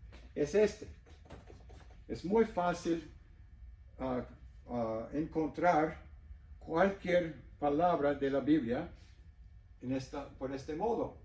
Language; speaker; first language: Spanish; non-native, fluent; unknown